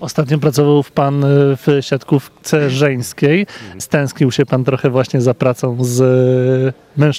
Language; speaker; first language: Polish; native; Polish